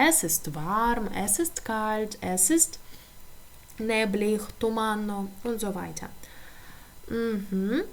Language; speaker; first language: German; non-native, learner; Ukrainian